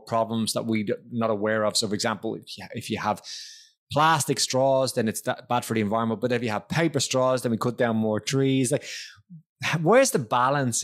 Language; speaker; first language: English; native; English